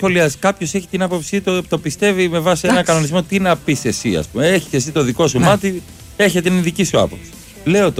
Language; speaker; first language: Greek; native; Greek